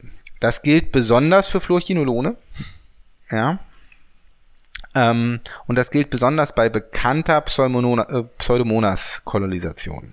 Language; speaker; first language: German; native; German